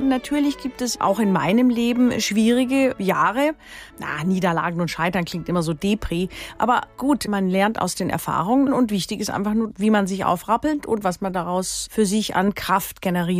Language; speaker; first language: German; native; German